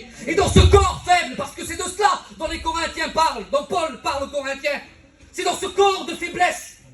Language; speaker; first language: French; native; French